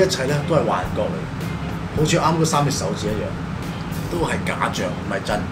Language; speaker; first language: Cantonese; native; Cantonese